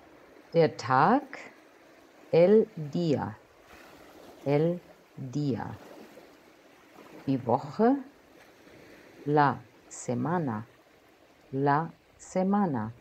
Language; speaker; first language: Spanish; non-native, fluent; German